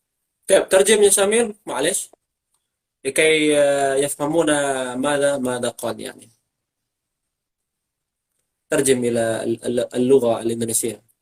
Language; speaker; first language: Arabic; non-native, fluent; Indonesian